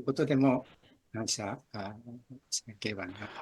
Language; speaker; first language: Japanese; native; Japanese